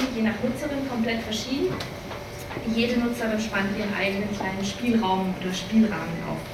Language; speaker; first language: German; native; German